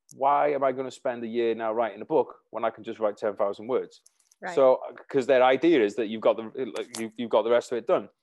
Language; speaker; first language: English; native; English